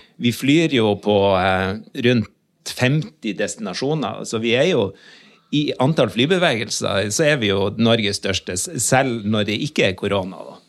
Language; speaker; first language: Norwegian; native; Norwegian